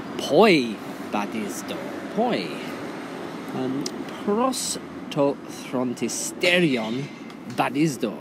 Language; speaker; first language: Greek; non-native, fluent; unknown